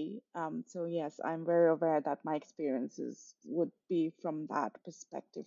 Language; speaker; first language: English; non-native, local second language; Nepali